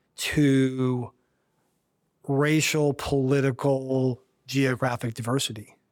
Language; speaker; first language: English; native; English